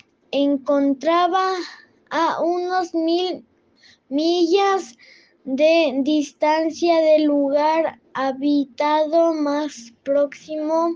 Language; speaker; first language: Spanish; non-native, learner; French